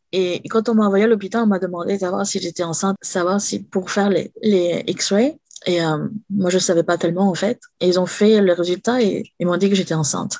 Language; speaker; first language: French; native; French